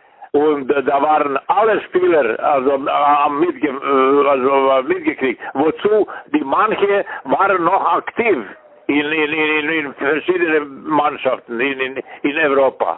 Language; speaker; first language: German; non-native, fluent; Serbian